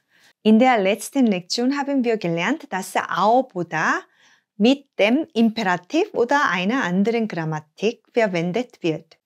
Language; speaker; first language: German; non-native, fluent; Korean